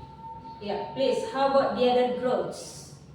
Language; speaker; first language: English; non-native, learner; Indonesian